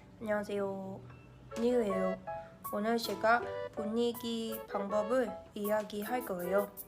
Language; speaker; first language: Korean; non-native, learner; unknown